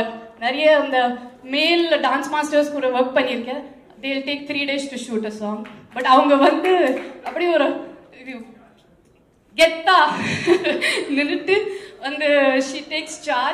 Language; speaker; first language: Tamil; non-native, fluent; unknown